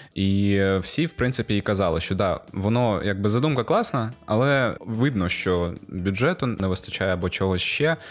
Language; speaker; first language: Ukrainian; native; Ukrainian